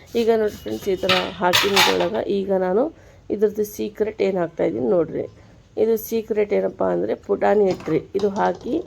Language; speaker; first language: Kannada; native; Kannada